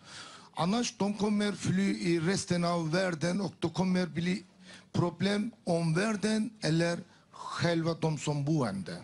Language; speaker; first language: Swedish; non-native, fluent; Turkish